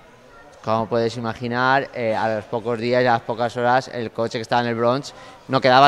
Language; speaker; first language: Spanish; native; Spanish